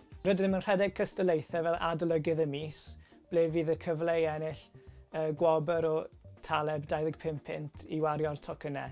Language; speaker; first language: Welsh; native; Welsh